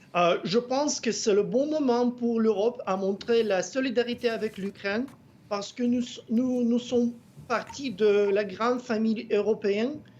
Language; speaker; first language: French; non-native, fluent; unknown